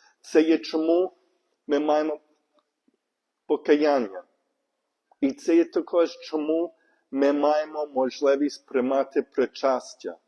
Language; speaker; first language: Ukrainian; non-native, learner; English